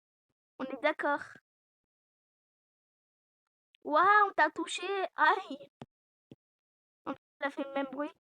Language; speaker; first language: French; native; French